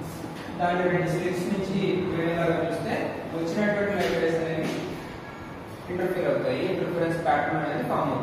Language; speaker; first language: Telugu; native; Telugu